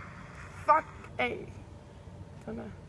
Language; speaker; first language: Danish; native; Danish